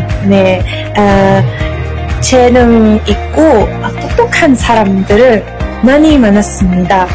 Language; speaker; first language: Korean; non-native, learner; French